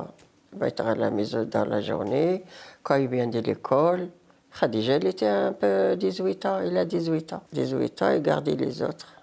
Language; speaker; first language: French; non-native, learner; Arabic